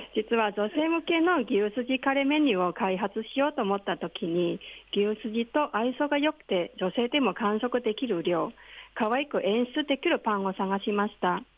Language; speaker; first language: Japanese; non-native, fluent; Cantonese